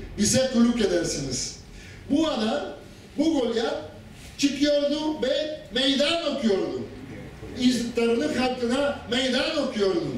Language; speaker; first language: Turkish; non-native, fluent; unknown